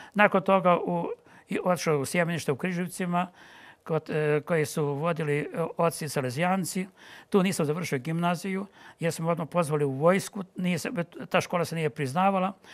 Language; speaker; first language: Bosnian; non-native, local second language; Ukrainian